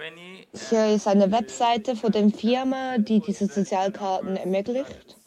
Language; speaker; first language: German; non-native, learner; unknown